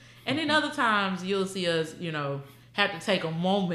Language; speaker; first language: English; native; English